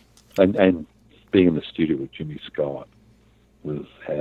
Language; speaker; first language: English; native; English